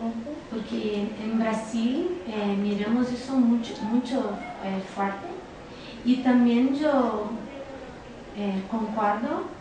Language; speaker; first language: Spanish; non-native, learner; Portuguese